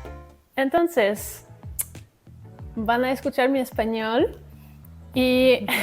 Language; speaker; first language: Spanish; non-native, fluent; French